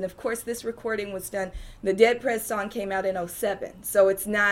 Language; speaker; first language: English; native; English